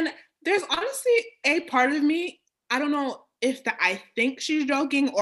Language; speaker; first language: English; native; English